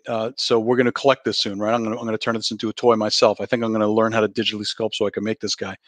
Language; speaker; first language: English; native; English